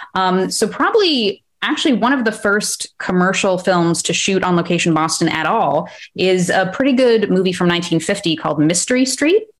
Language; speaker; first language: English; native; English